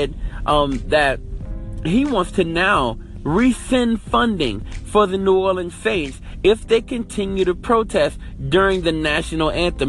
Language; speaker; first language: English; native; English